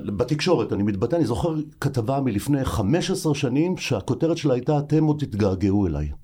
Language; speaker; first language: Hebrew; native; Hebrew